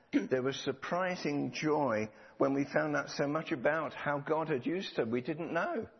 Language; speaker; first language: English; native; English